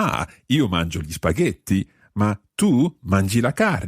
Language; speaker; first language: Italian; non-native, fluent; English